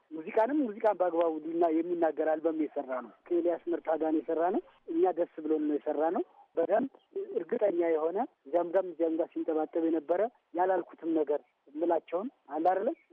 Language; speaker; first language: Amharic; native; Amharic